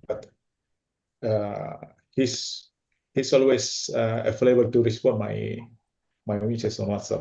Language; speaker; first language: English; non-native, fluent; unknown